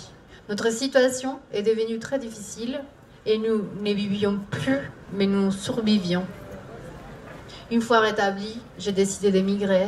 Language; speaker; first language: French; non-native, learner; Spanish